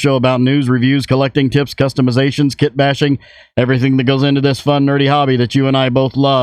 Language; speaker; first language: English; native; English